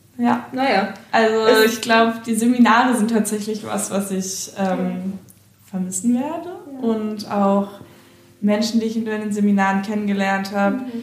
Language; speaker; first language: German; native; German